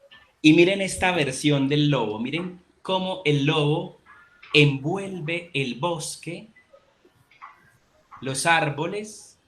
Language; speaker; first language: Spanish; native; Spanish